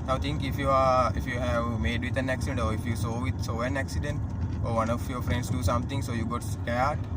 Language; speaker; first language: English; non-native, local second language; Sinhala